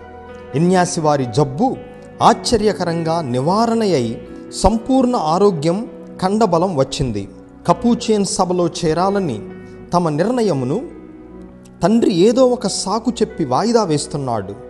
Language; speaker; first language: Telugu; native; Telugu